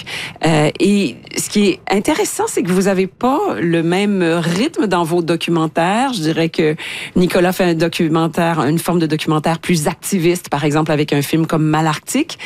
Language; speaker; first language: French; native; French